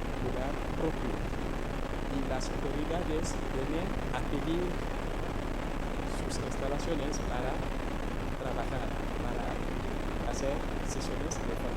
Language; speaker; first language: Spanish; non-native, fluent; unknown